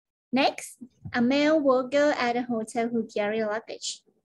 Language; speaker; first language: English; non-native, fluent; Thai